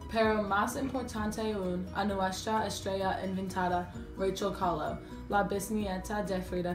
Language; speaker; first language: Spanish; non-native, learner; English